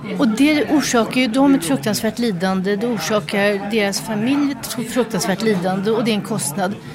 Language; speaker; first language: Swedish; native; Swedish